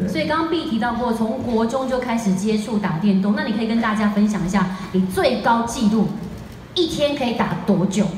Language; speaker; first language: Chinese; native; Chinese